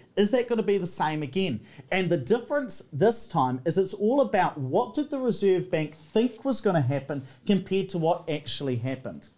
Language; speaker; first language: English; native; English